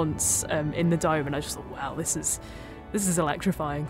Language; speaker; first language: English; native; English